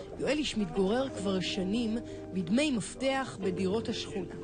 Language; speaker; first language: Hebrew; native; Hebrew